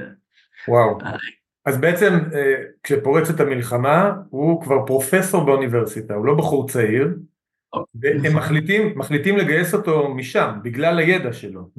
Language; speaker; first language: Hebrew; native; Hebrew